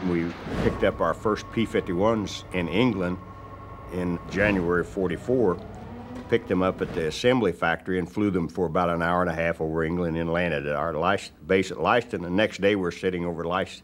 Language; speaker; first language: English; native; English